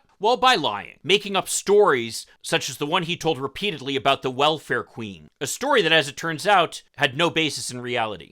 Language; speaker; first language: English; native; English